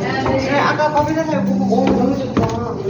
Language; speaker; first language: Korean; non-native, learner; Filipino